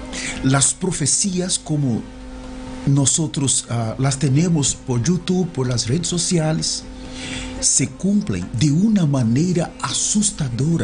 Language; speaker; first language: Spanish; non-native, learner; Portuguese